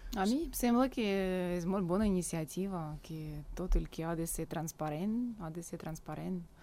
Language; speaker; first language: Catalan; non-native, fluent; Russian